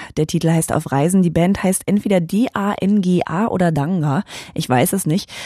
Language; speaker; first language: German; native; German